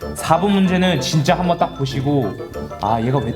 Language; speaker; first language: Korean; native; Korean